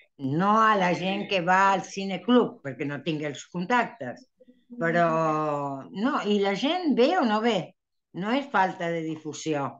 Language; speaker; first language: Catalan; early bilingual, heritage; Spanish